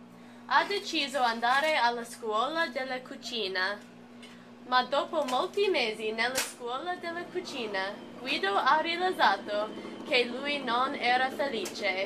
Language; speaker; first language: Italian; non-native, learner; English